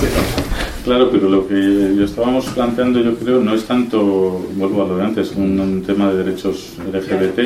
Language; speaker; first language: Spanish; native; Spanish